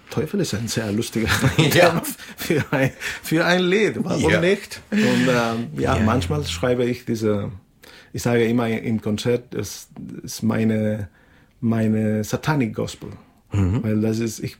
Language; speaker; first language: German; non-native, fluent; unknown